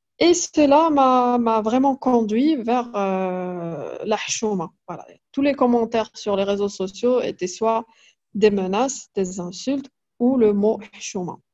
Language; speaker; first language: French; non-native, local second language; Arabic